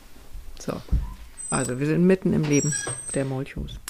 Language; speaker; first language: German; native; German